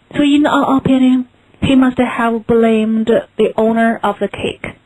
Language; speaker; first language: English; non-native, fluent; Chinese